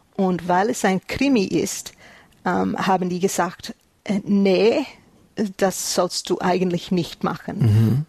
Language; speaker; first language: German; early bilingual, heritage; German